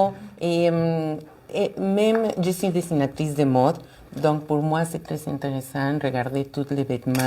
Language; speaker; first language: French; non-native, fluent; Spanish